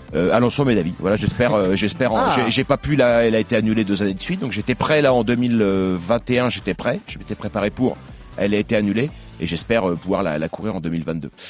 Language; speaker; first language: French; native; French